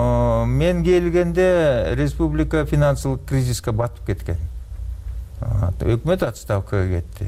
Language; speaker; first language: Kyrgyz; native; Kyrgyz